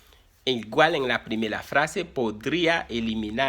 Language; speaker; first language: Spanish; non-native, fluent; Haitian Creole